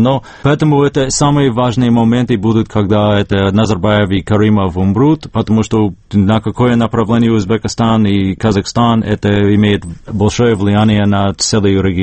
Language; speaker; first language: Russian; non-native, fluent; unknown